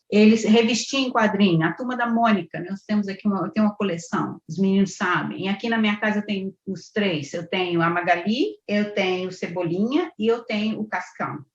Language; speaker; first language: Portuguese; native; Portuguese